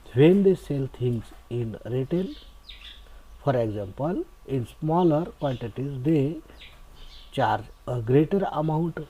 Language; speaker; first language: English; non-native, local second language; Marathi